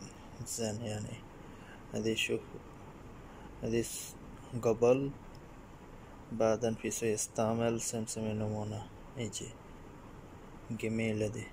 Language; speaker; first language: Arabic; non-native, learner; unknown